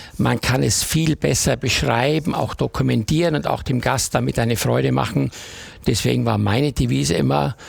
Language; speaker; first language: German; native; German